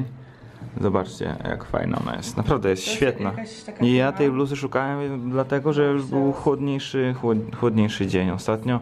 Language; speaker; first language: Polish; native; Polish